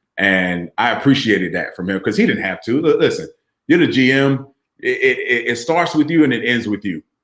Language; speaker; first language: English; native; English